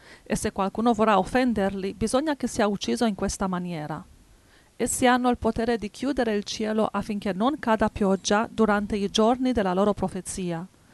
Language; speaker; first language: Italian; native; Italian